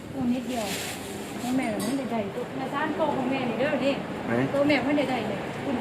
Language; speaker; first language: Thai; non-native, local second language; Northeastern Thai